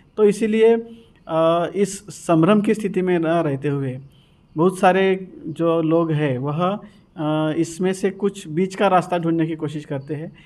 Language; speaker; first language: Hindi; non-native, local second language; Marathi